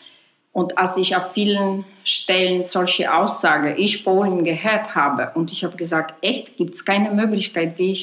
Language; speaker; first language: German; non-native, fluent; Polish